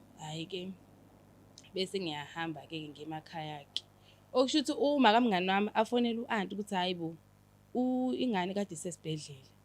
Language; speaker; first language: Zulu; native; Zulu